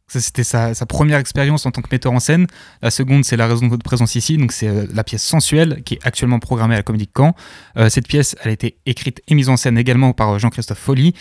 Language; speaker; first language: French; native; French